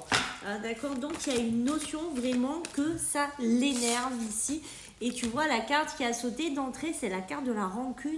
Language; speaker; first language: French; native; French